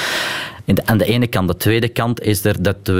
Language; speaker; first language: Dutch; non-native, local second language; Arabic